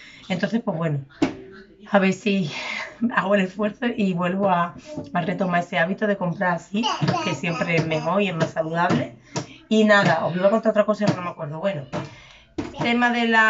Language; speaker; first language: Spanish; native; Spanish